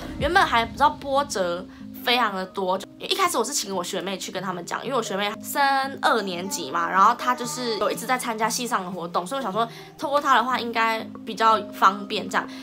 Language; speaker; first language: Chinese; native; Chinese